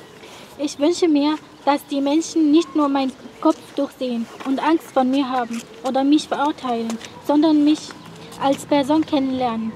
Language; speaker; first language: German; non-native, learner; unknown